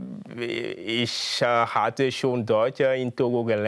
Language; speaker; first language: German; non-native, fluent; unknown